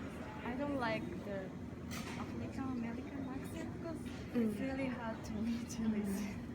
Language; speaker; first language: English; non-native, learner; Japanese